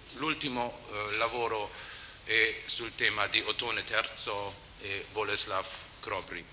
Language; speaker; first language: Italian; non-native, learner; German